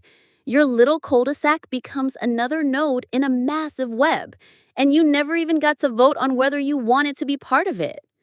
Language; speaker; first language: English; native; English